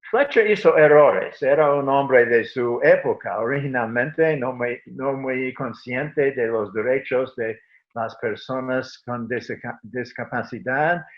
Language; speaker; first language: Spanish; non-native, fluent; English